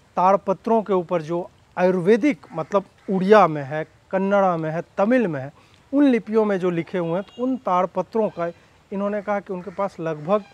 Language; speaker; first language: Hindi; native; Hindi